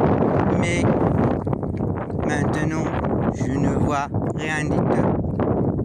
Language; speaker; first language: French; non-native, learner; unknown